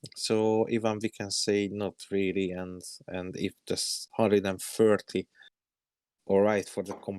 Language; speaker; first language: English; non-native, learner; Hungarian